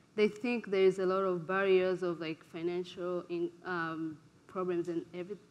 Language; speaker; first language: English; non-native, local second language; Kinyarwanda